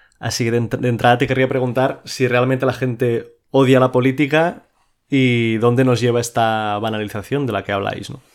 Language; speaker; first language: Spanish; non-native, local second language; Catalan